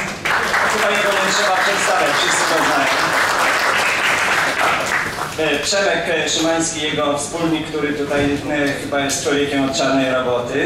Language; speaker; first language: Polish; native; Polish